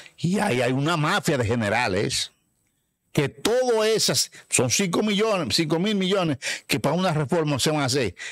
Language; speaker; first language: Spanish; native; Spanish